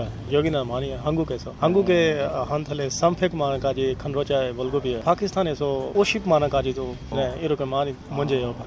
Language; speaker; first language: Korean; non-native, learner; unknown